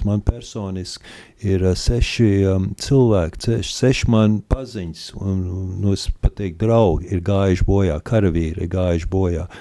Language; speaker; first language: Latvian; early bilingual, heritage; Latvian